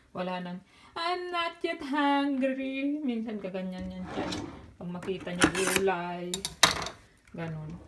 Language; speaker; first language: Filipino; native; Filipino